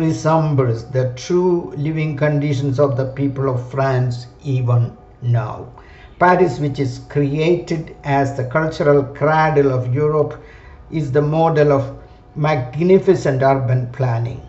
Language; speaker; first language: English; non-native, local second language; Malayalam